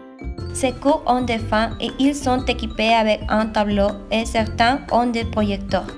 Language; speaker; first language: French; non-native, learner; Spanish